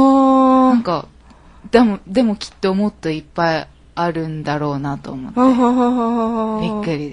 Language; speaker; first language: Japanese; native; Japanese